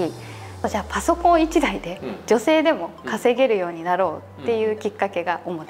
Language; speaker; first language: Japanese; native; Japanese